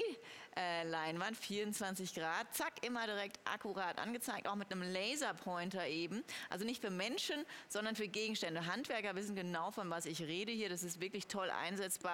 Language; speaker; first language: German; native; German